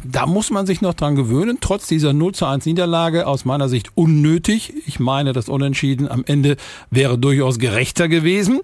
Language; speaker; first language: German; native; German